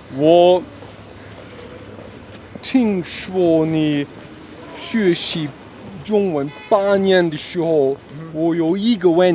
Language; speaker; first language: Chinese; non-native, learner; German